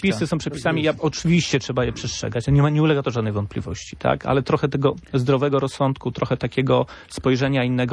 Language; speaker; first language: Polish; native; Polish